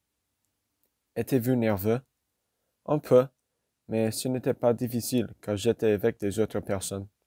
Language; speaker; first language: French; non-native, learner; English